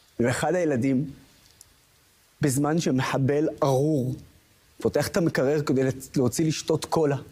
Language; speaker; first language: Hebrew; non-native, local second language; Arabic